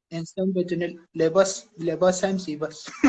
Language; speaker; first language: Persian; native; Persian